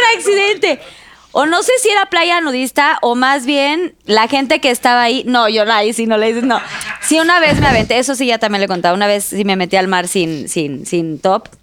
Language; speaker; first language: Spanish; native; Spanish